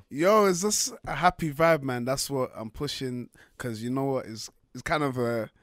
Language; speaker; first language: English; native; English